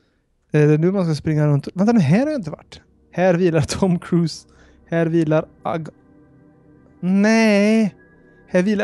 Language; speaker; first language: Swedish; native; Swedish